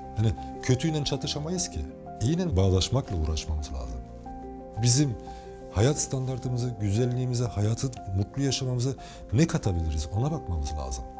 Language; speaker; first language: Turkish; early bilingual, heritage; Turkish